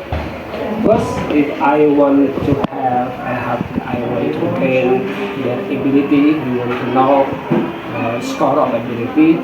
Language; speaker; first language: English; non-native, learner; Indonesian